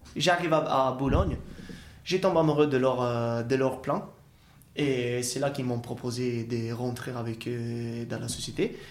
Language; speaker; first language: French; non-native, fluent; Italian